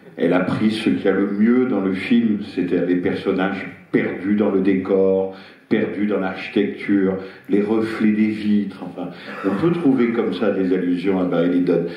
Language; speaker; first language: French; native; French